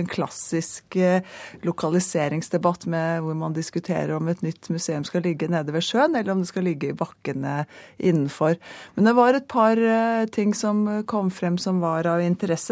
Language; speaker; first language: Norwegian; native; Norwegian